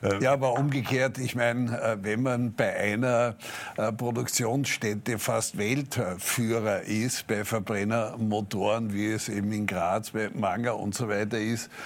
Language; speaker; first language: German; native; German